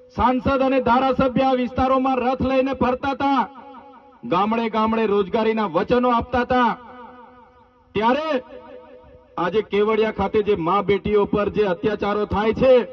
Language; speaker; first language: Gujarati; non-native, local second language; Bhili